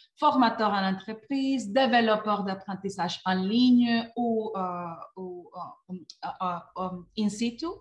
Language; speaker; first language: French; non-native, fluent; Spanish